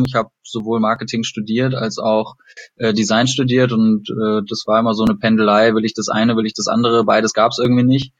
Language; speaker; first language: German; native; German